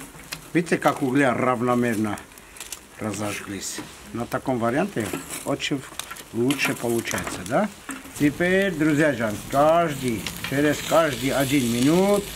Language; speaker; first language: Russian; non-native, fluent; Armenian